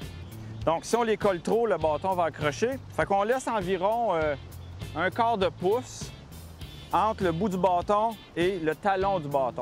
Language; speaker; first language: French; native; French